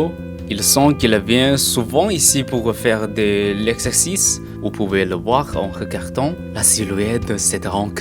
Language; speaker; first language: French; non-native, learner; Chinese